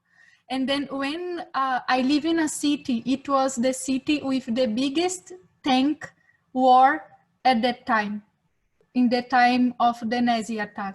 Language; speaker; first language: English; non-native, fluent; Portuguese